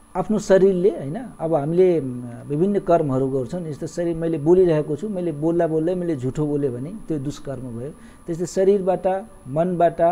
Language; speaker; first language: Nepali; non-native, local second language; Awadhi